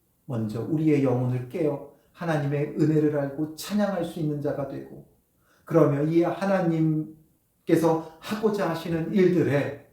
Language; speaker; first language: Korean; native; Korean